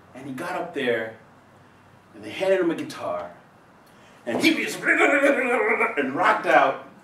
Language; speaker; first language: English; native; English